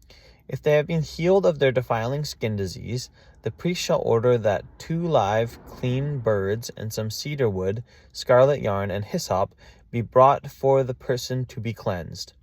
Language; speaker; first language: English; native; English